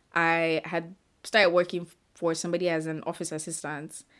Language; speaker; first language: English; non-native, local second language; Yoruba